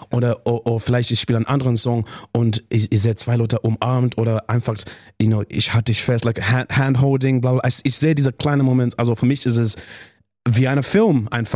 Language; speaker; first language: German; non-native, learner; English